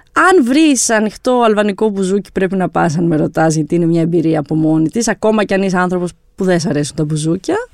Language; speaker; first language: Greek; early bilingual, other home language; Albanian